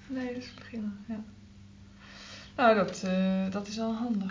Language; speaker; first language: Dutch; native; Dutch